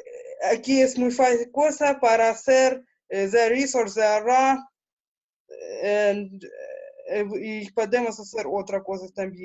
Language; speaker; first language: Spanish; non-native, learner; Russian